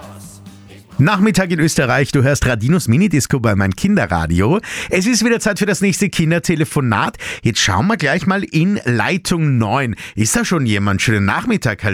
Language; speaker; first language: German; native; German